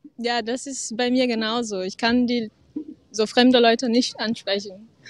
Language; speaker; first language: German; non-native, learner; Portuguese